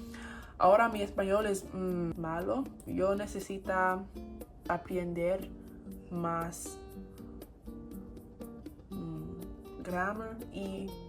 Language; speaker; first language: Spanish; non-native, learner; English